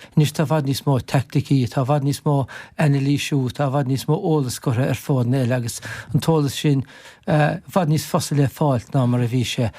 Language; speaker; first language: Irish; native; Irish